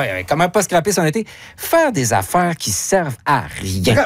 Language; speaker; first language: French; native; French